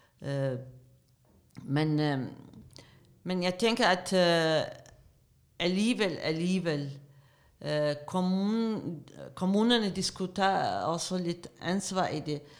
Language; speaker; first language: Danish; non-native, fluent; Arabic